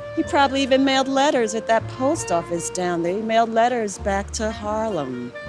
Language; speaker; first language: English; native; English